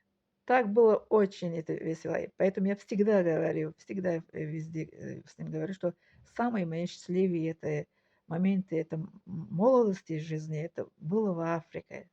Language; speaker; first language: Russian; non-native, local second language; Tajik